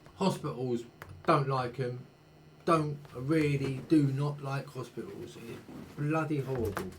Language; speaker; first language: English; native; English